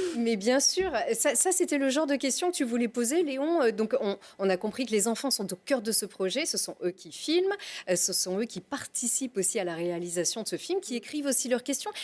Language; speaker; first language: French; native; French